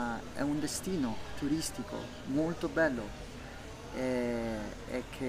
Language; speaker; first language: Italian; non-native, fluent; Spanish